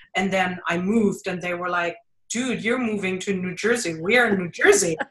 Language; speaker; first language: English; non-native, fluent; German